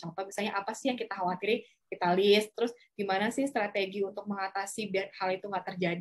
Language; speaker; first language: Indonesian; native; Indonesian